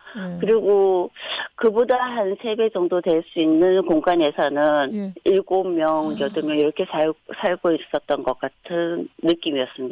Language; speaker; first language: Korean; native; Korean